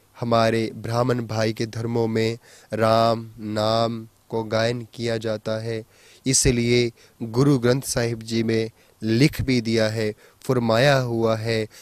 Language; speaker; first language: Hindi; non-native, local second language; Punjabi